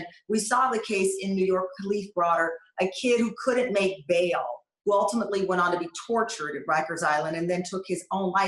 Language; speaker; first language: English; native; English